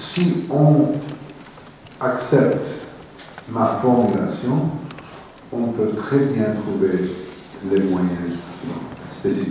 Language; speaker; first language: French; non-native, fluent; English